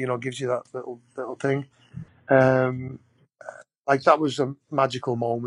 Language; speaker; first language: English; native; English